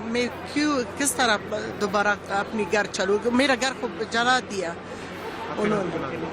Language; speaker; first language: Hindi; non-native, learner; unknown